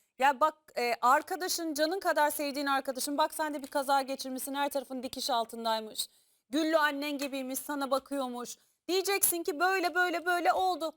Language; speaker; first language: Turkish; native; Turkish